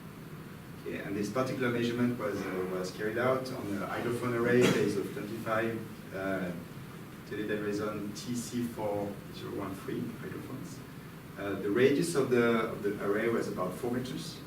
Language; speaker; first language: English; non-native, fluent; French